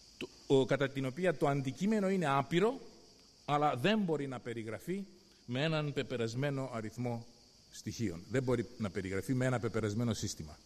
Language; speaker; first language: Greek; native; Greek